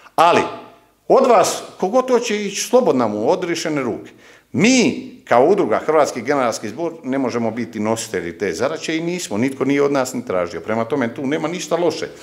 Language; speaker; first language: Croatian; native; Croatian